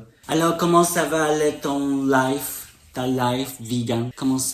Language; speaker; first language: French; non-native, learner; Japanese